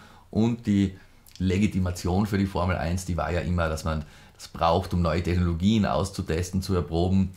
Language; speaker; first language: German; native; German